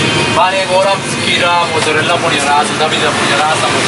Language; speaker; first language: Indonesian; non-native, learner; Persian